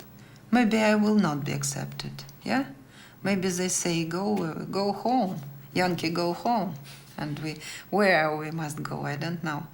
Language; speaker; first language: English; non-native, learner; Russian